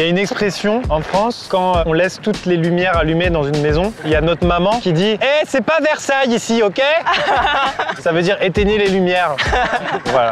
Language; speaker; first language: French; native; French